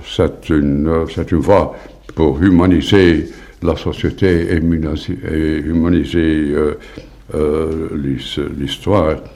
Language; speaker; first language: French; non-native, fluent; Dutch